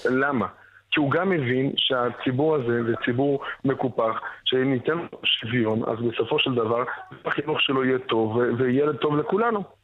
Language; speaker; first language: Hebrew; native; Hebrew